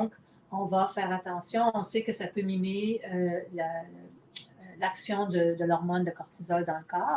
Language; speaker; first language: French; native; French